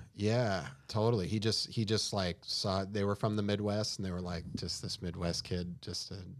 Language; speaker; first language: English; native; English